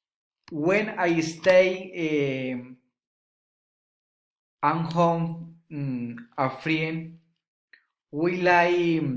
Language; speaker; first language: English; non-native, learner; Spanish